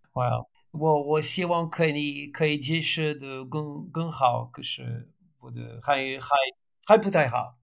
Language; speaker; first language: Chinese; non-native, learner; French